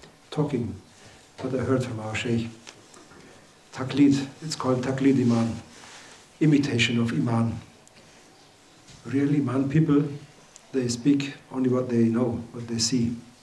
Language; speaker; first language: English; non-native, fluent; German